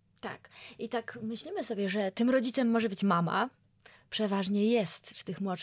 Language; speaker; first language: Polish; native; Polish